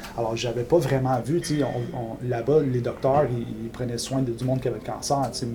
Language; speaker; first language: French; non-native, local second language; English